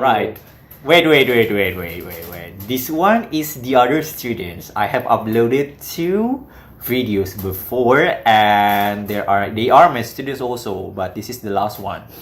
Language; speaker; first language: English; non-native, fluent; Indonesian